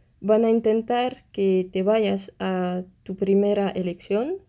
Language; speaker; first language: Spanish; non-native, fluent; French